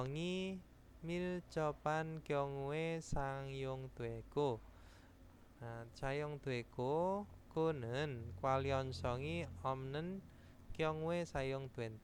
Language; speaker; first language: Korean; non-native, fluent; Indonesian